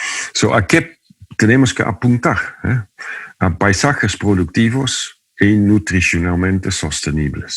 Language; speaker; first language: Spanish; non-native, fluent; Dutch